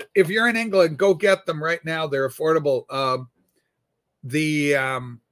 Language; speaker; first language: English; native; English